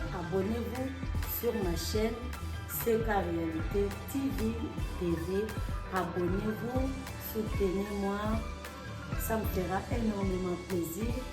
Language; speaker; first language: French; non-native, local second language; Lingala